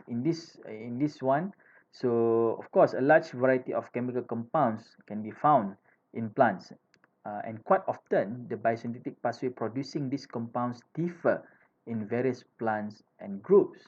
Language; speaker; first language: English; non-native, fluent; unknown